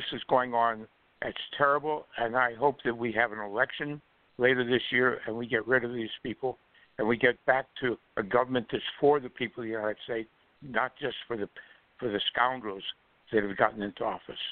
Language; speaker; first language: English; native; English